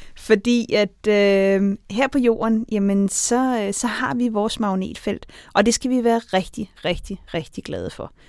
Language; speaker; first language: Danish; native; Danish